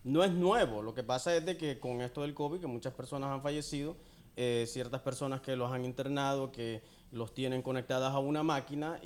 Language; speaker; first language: Spanish; native; Spanish